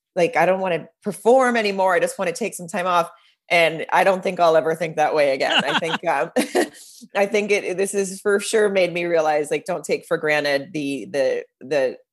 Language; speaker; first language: English; native; English